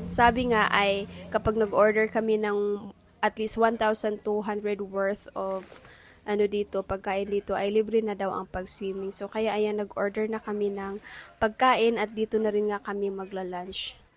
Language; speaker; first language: Filipino; non-native, local second language; Cebuano